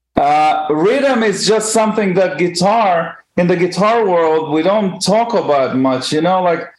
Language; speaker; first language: English; non-native, fluent; Hebrew